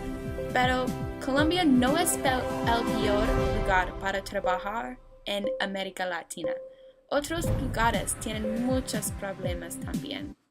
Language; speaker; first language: Spanish; non-native, learner; English